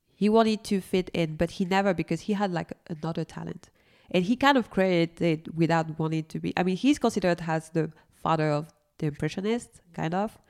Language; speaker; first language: English; non-native, fluent; French